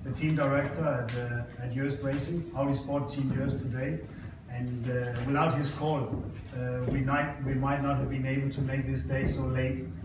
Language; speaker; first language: English; non-native, fluent; Danish